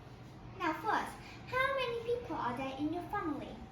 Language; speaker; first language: English; non-native, fluent; Vietnamese